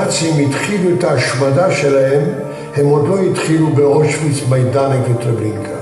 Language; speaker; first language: Hebrew; early bilingual, other home language; Yiddish